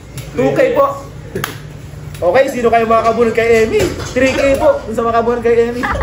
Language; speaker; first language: Filipino; native; Filipino